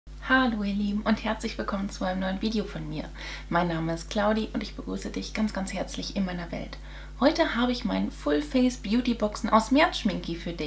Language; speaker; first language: German; native; German